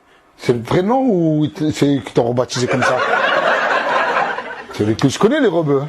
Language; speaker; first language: French; native; French